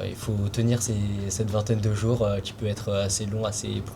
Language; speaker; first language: French; native; French